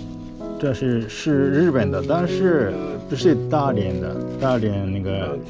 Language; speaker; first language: Chinese; non-native, learner; Japanese